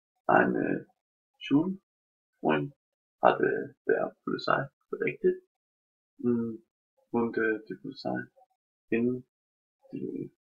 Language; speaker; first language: German; non-native, learner; Danish